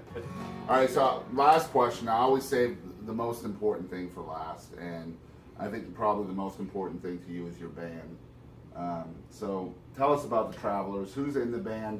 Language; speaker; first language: English; native; English